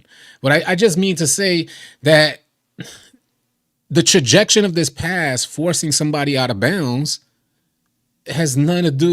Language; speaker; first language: English; native; English